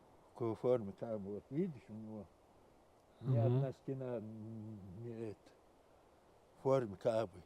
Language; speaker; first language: Russian; native; Russian